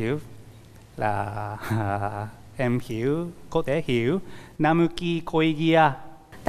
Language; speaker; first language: Vietnamese; non-native, learner; Japanese